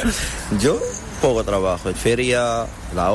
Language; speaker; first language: Spanish; non-native, learner; Arabic